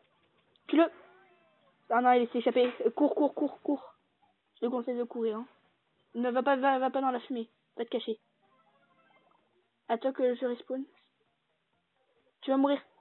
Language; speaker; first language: French; native; French